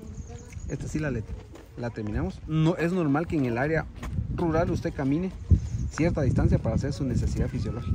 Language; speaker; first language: Spanish; native; Spanish